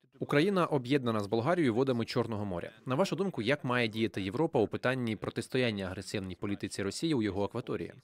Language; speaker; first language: Ukrainian; native; Ukrainian